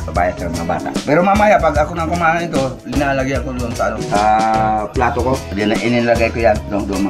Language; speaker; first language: Filipino; non-native, local second language; Cebuano